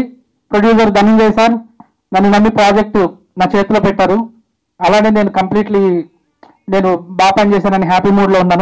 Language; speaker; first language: Telugu; native; Telugu